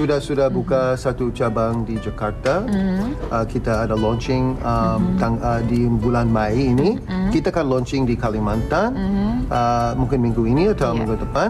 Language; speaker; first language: Indonesian; non-native, fluent; English